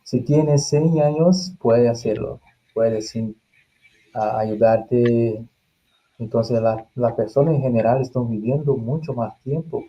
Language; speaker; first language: Spanish; non-native, learner; Portuguese